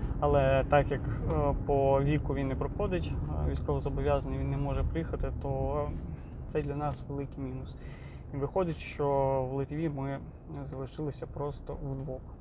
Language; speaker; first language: Ukrainian; non-native, local second language; Russian